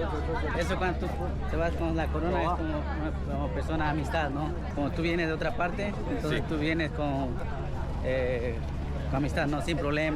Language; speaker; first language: Spanish; non-native, local second language; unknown